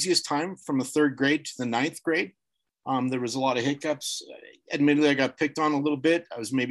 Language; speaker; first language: English; native; English